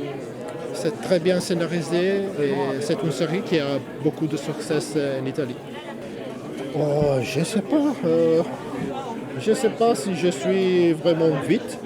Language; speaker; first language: French; non-native, fluent; Italian